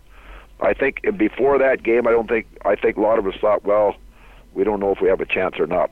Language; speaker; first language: English; native; English